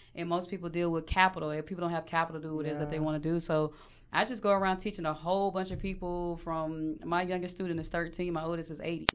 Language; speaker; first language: English; native; English